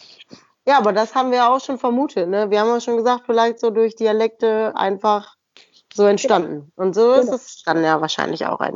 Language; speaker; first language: German; native; German